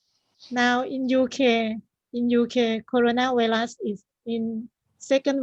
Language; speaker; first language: English; non-native, learner; Thai